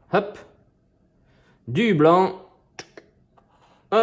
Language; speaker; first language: French; native; French